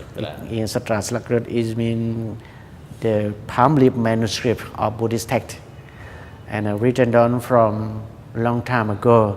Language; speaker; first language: English; non-native, learner; Khmer